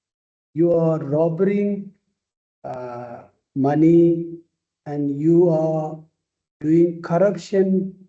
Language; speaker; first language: English; non-native, local second language; Tibetan